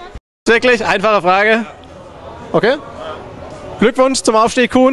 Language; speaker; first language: German; native; German